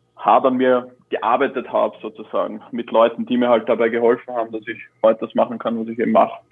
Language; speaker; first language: German; native; German